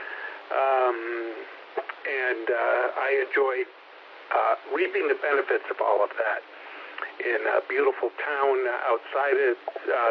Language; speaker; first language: English; native; English